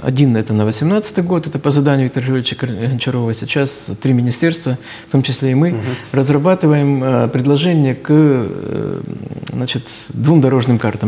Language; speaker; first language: Russian; native; Russian